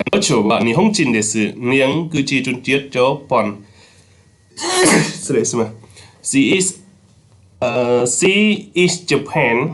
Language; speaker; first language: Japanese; non-native, fluent; Khmer